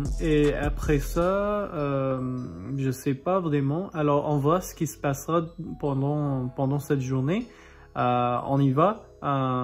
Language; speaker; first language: French; non-native, fluent; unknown